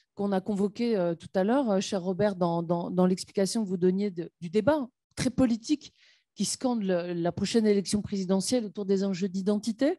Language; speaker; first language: French; native; French